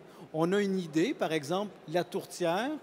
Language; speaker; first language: French; native; French